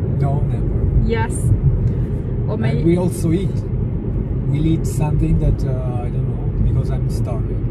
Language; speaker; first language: English; non-native, fluent; Italian